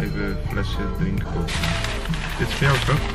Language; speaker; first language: Dutch; native; Dutch